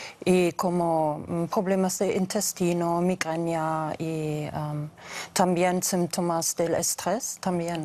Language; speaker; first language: Spanish; non-native, fluent; German